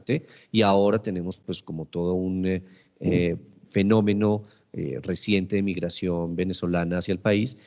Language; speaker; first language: Spanish; native; Spanish